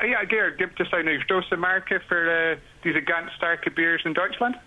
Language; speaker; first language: German; non-native, learner; English